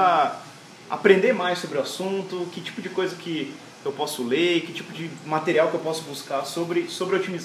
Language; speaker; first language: Portuguese; native; Portuguese